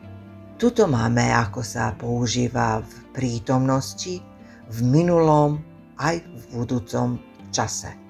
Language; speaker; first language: Slovak; non-native, fluent; Serbian